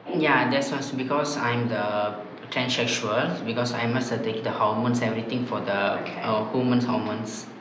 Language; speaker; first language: English; non-native, learner; Chinese